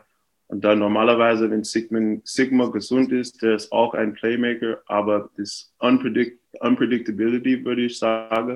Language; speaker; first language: German; non-native, fluent; English